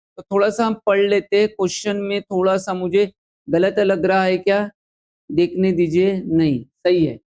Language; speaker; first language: Hindi; non-native, local second language; Marathi